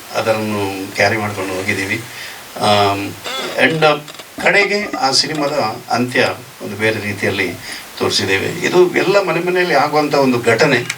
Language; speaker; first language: Kannada; non-native, local second language; Tulu